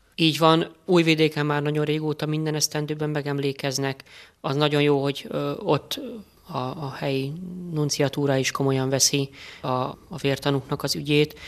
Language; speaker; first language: Hungarian; native; Hungarian